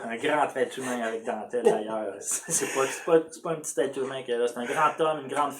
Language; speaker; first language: French; native; French